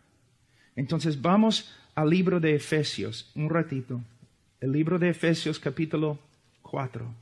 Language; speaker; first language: Spanish; non-native, fluent; English